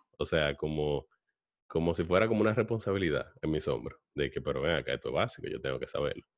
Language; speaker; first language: Spanish; native; Spanish